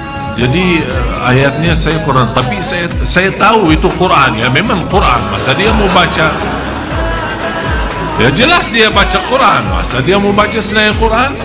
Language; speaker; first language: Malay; non-native, fluent; Arabic